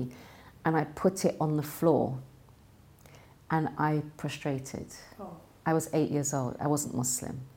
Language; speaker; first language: English; native; English